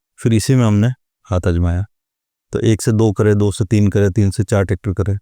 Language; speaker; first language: Hindi; non-native, local second language; Marwari